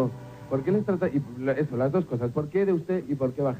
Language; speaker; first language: Spanish; native; Spanish